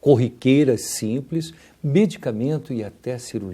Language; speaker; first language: Portuguese; native; Portuguese